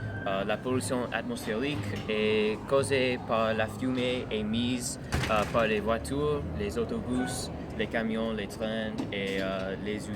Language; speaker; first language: French; non-native, learner; English